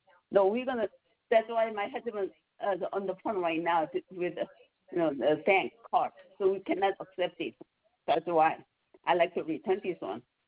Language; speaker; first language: English; non-native, learner; Korean